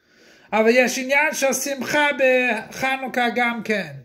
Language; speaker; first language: Hebrew; non-native, fluent; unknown